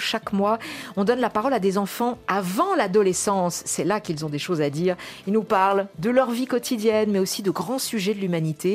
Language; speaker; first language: French; native; French